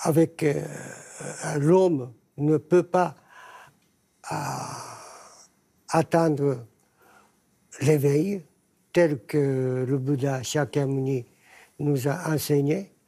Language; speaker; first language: French; non-native, fluent; Japanese